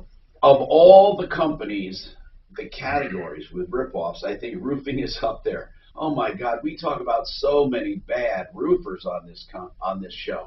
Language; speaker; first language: English; native; English